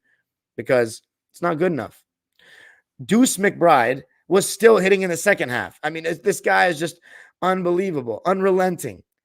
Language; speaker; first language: English; native; English